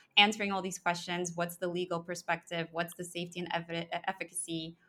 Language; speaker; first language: English; early bilingual, other home language; Russian